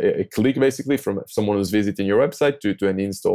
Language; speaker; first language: English; non-native, fluent; Hebrew